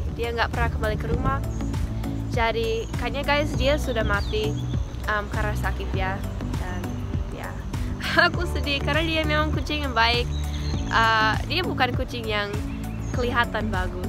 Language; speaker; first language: Indonesian; non-native, fluent; English